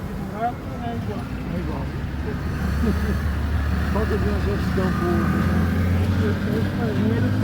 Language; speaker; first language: Portuguese; native; Portuguese